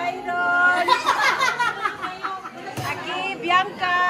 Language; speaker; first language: Spanish; non-native, fluent; Filipino